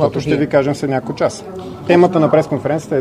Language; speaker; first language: Bulgarian; native; Bulgarian